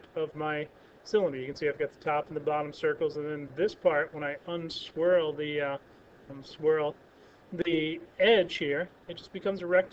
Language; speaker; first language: English; native; English